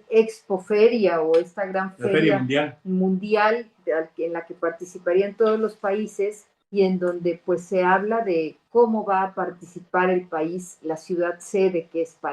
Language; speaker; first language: Spanish; native; Spanish